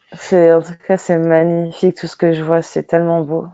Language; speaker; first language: French; native; French